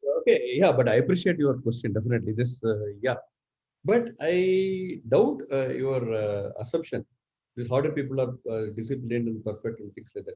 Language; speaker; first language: English; non-native, local second language; Tamil